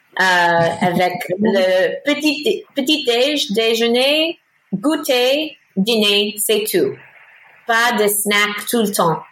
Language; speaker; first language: French; non-native, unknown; English